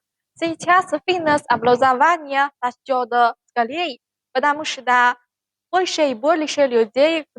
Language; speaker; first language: Russian; non-native, learner; Chinese